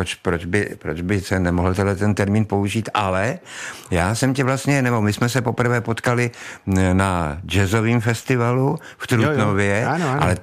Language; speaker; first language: Czech; native; Czech